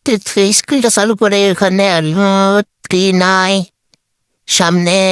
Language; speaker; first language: Bangla; native; Bangla